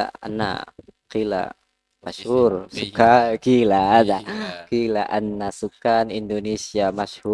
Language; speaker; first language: Arabic; non-native, learner; Indonesian